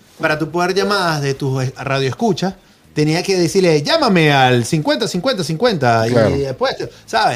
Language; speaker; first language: Spanish; native; Spanish